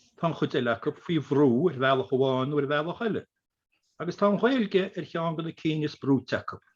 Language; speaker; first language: Irish; native; Irish